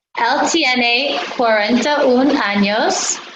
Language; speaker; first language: Spanish; non-native, fluent; English